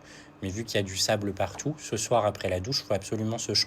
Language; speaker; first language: French; native; French